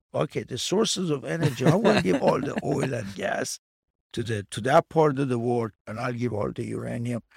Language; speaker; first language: English; non-native, fluent; Persian